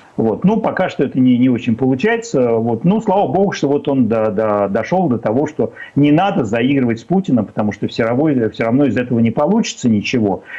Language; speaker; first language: Russian; native; Russian